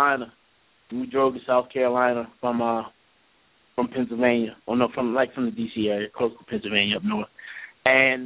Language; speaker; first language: English; native; English